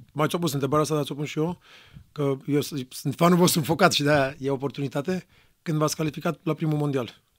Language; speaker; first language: Romanian; native; Romanian